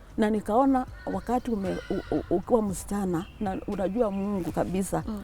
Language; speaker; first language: Swahili; non-native, local second language; Kamba